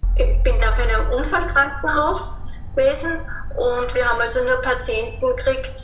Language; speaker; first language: German; native; German